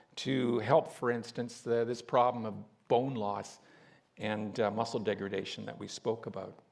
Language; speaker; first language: English; native; English